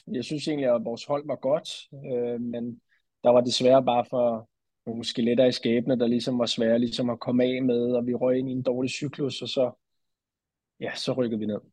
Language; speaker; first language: Danish; native; Danish